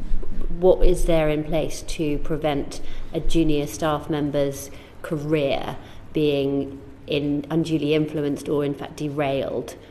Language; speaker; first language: English; native; English